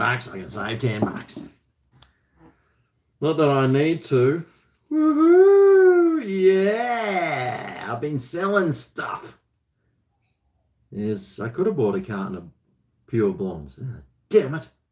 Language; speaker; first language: English; native; English